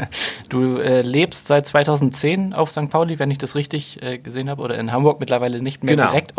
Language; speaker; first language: German; native; German